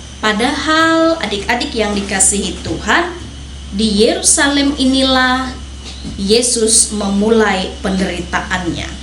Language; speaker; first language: Indonesian; native; Indonesian